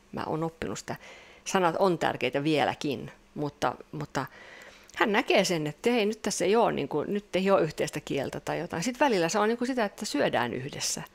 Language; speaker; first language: Finnish; non-native, local second language; Swedish